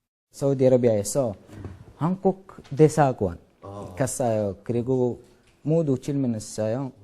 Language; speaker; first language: Korean; non-native, learner; Arabic